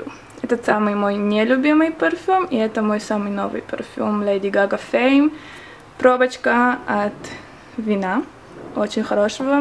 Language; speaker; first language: Russian; early bilingual, heritage; Russian